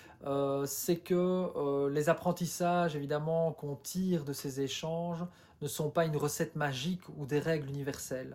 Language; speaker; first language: French; native; French